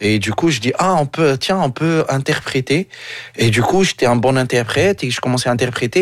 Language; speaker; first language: French; non-native, local second language; Arabic